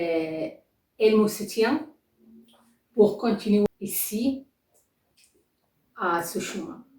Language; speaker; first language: French; non-native, learner; Arabic